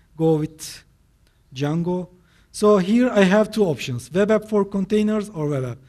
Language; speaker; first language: English; non-native, fluent; Turkish